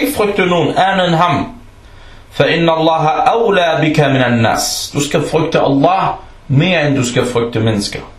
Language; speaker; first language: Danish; non-native, fluent; Arabic